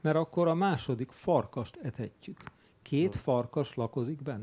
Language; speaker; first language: Hungarian; native; Hungarian